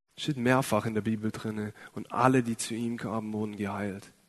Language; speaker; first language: German; native; German